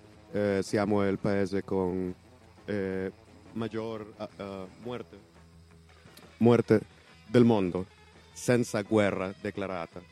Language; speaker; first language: Italian; non-native, learner; Spanish